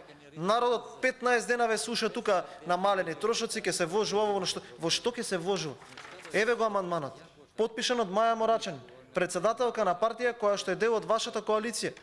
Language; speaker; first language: Macedonian; native; Macedonian